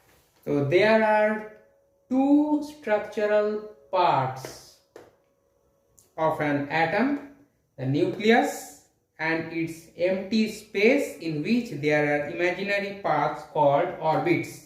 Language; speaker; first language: English; non-native, local second language; Hindi